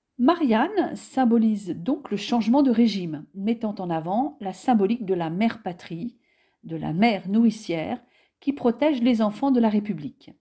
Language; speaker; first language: French; native; French